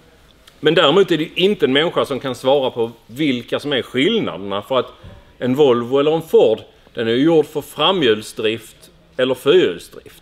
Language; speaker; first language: Swedish; native; Swedish